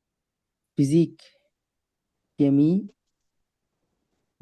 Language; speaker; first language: German; non-native, learner; Bangla